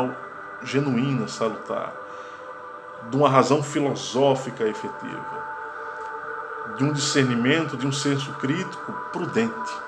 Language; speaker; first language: Portuguese; native; Portuguese